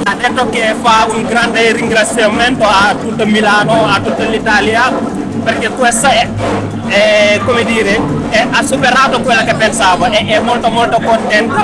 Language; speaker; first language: Italian; non-native, fluent; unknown